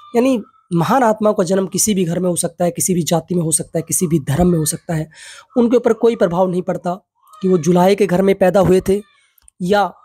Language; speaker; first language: Hindi; native; Hindi